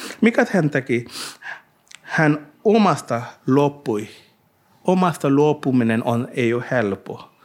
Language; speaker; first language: Finnish; non-native, learner; Hindi